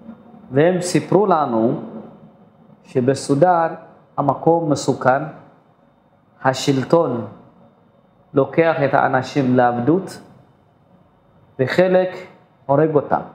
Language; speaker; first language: Hebrew; non-native, fluent; Amharic